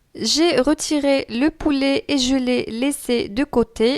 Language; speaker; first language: French; non-native, local second language; Arabic